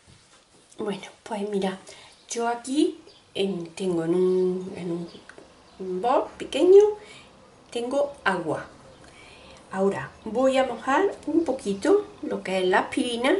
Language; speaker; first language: Spanish; native; Spanish